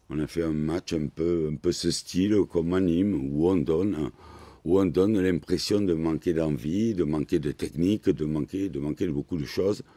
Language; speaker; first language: French; native; French